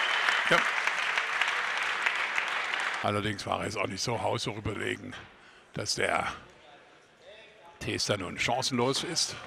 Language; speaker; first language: German; native; German